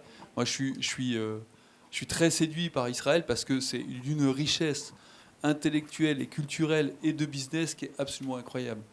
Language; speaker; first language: French; native; French